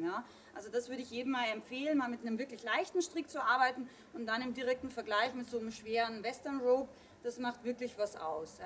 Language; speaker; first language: German; native; German